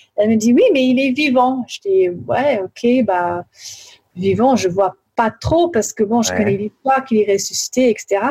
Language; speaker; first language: French; early bilingual, heritage; French